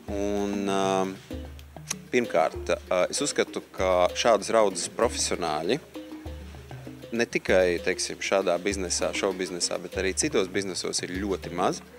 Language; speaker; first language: Latvian; native; Latvian